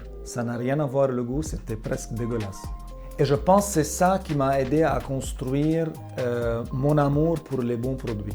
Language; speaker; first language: French; non-native, local second language; Arabic